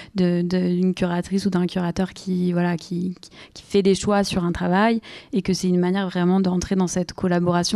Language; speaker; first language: French; native; French